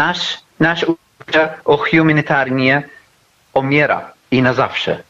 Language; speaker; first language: Polish; non-native, fluent; Arabic